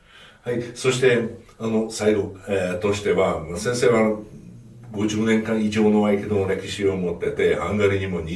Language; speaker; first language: Japanese; non-native, fluent; Hungarian